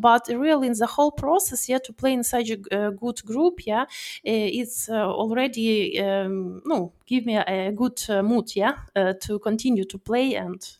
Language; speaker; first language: English; non-native, learner; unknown